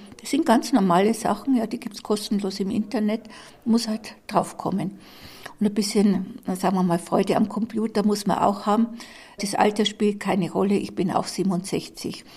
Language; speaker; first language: German; native; German